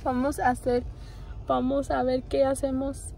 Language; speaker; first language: Spanish; early bilingual, heritage; Spanish